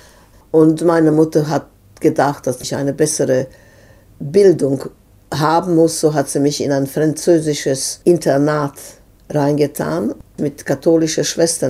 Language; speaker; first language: German; non-native, fluent; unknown